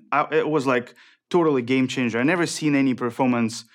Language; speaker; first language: English; non-native, fluent; Ukrainian